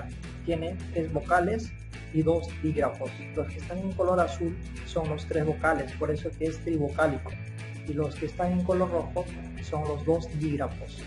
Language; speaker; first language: Spanish; non-native, local second language; Quechua